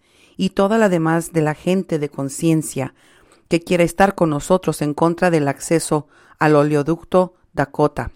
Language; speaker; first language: Spanish; native; Spanish